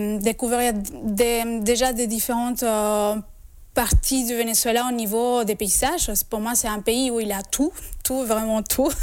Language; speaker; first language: French; non-native, fluent; Spanish